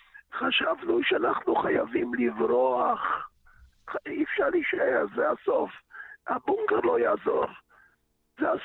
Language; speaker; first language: Hebrew; early bilingual, other home language; Yiddish